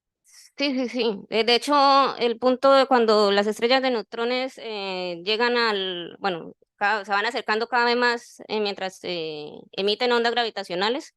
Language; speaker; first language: Spanish; native; Spanish